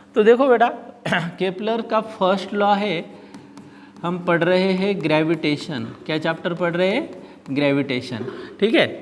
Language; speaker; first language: Hindi; non-native, local second language; Marathi